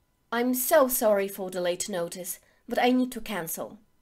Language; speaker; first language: English; non-native, fluent; Polish